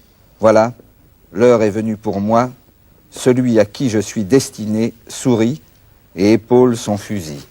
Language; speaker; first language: French; native; French